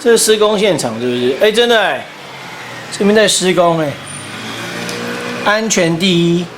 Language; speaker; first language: Chinese; native; Chinese